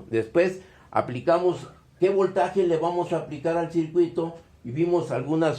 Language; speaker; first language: Spanish; native; Spanish